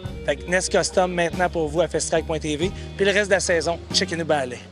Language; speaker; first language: French; native; French